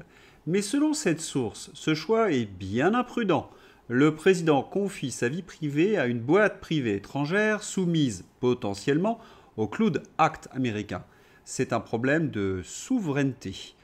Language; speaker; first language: French; native; French